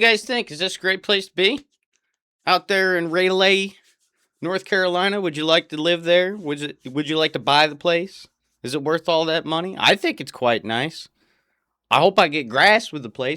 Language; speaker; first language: English; native; English